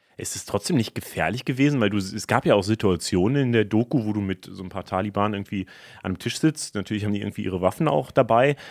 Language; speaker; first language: German; native; German